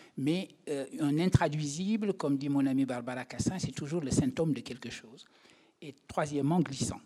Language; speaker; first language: French; non-native, local second language; Wolof